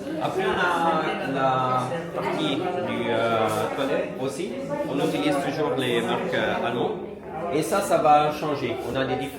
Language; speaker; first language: French; non-native, learner; Italian